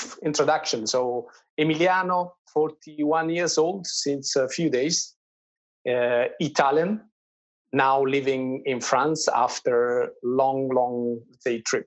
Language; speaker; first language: English; non-native, fluent; Italian